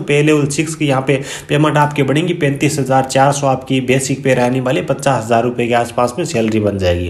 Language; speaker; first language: Hindi; native; Hindi